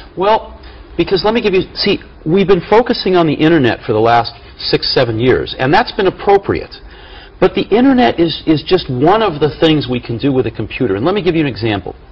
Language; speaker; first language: English; native; English